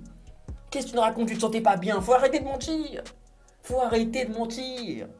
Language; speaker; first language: French; native; French